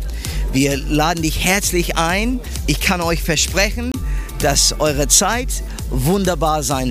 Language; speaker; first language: German; non-native, fluent; English